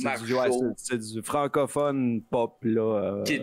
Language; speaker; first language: French; native; French